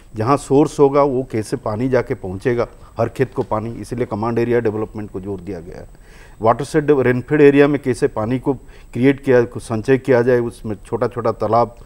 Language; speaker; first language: Hindi; non-native, local second language; Odia